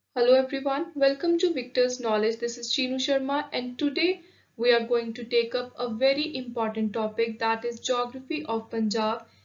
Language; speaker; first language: English; non-native, local second language; Punjabi